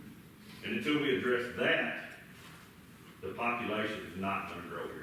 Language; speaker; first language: English; native; English